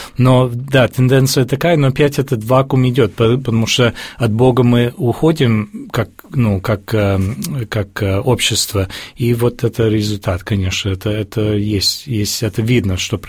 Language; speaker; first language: Russian; early bilingual, heritage; Russian